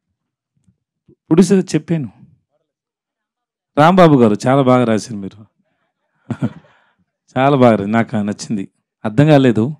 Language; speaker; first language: Telugu; non-native, local second language; Tamil